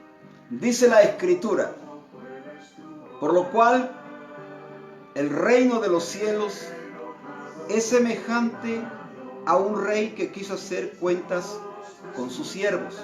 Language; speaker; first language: Spanish; native; Spanish